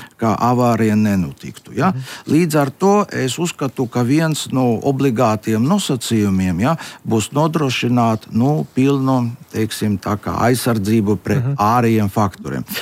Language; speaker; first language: Latvian; non-native, local second language; Russian